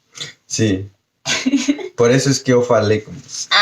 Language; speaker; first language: Portuguese; non-native, learner; Spanish